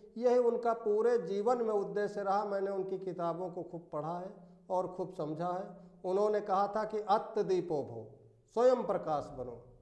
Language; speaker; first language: Hindi; native; Hindi